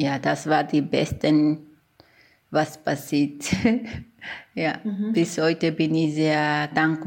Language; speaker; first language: German; non-native, fluent; Portuguese